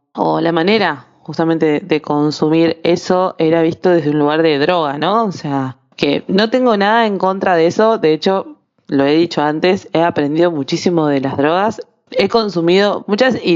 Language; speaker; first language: Spanish; native; Spanish